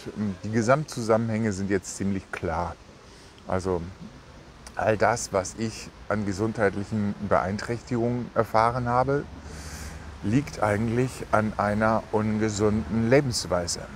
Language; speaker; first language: German; native; German